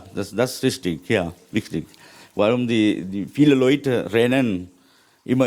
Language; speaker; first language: German; non-native, learner; Sinhala